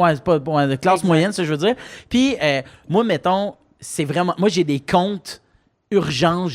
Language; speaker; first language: French; native; French